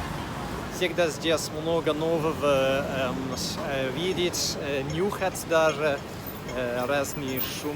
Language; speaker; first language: Russian; non-native, fluent; English